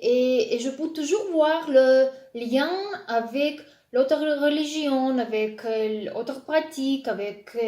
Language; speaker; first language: French; non-native, fluent; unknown